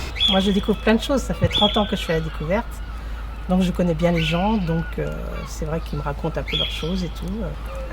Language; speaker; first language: French; native; French